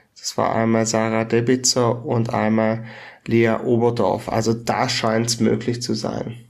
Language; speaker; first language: German; native; German